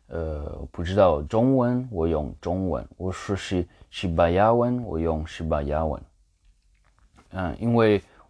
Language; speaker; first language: Chinese; non-native, learner; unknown